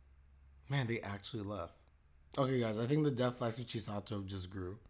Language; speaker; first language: English; native; English